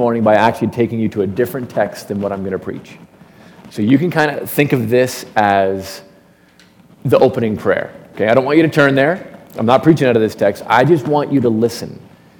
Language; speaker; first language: English; native; English